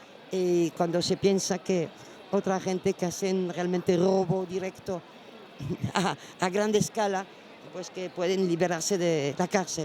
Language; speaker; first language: Spanish; non-native, learner; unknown